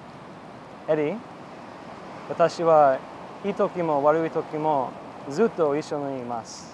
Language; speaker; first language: Japanese; non-native, learner; English